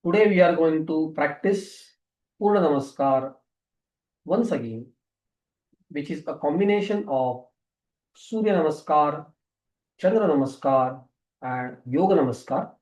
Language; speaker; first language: English; non-native, local second language; Marathi